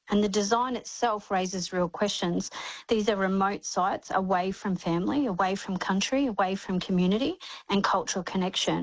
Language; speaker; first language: English; native; English